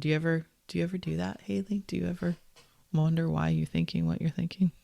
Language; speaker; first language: English; native; English